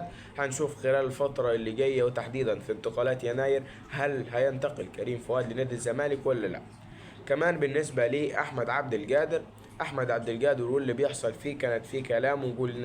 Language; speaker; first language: Arabic; native; Arabic